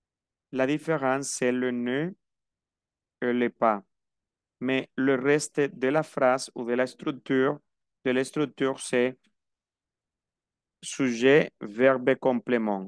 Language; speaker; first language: French; non-native, fluent; Spanish